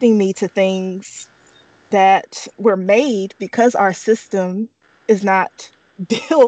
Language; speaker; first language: English; native; English